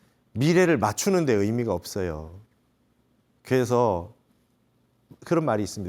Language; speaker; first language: Korean; native; Korean